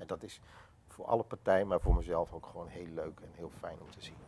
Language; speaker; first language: Dutch; native; Dutch